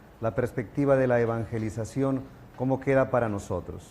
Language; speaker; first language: Spanish; non-native, fluent; Portuguese